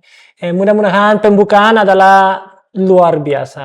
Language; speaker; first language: Indonesian; non-native, fluent; English